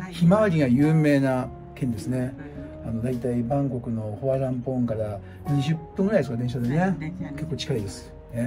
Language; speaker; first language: Japanese; native; Japanese